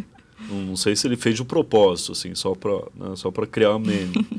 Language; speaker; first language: Portuguese; native; Portuguese